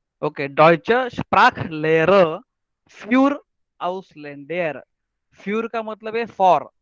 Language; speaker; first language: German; non-native, learner; Marathi